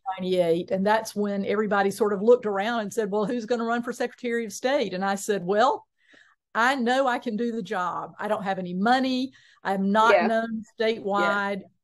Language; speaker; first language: English; native; English